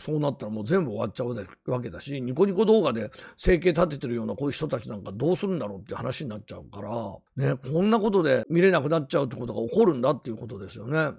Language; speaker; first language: Japanese; native; Japanese